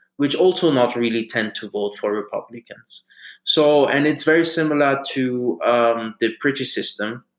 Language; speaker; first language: English; early bilingual, other home language; German